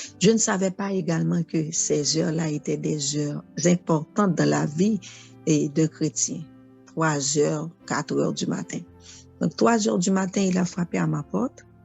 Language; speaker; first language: French; non-native, local second language; Haitian Creole